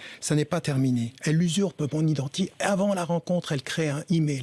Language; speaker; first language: French; early bilingual, other home language; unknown